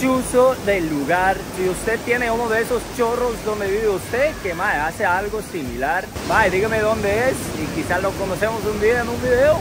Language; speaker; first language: Spanish; non-native, fluent; English